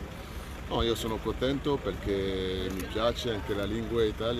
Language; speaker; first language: Italian; non-native, learner; French